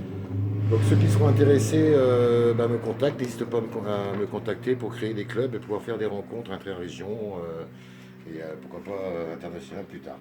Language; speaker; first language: French; native; French